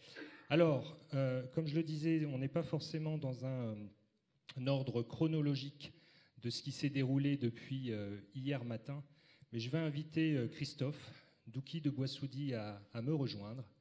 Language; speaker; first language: French; native; French